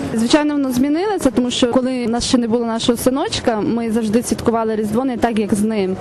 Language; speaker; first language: Ukrainian; native; Ukrainian